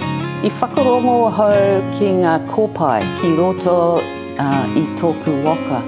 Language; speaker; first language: Māori; non-native, learner; English